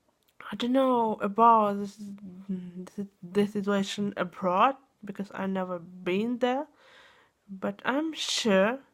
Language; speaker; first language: English; non-native, learner; Russian